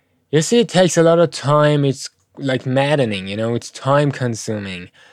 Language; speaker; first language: English; non-native, fluent; Persian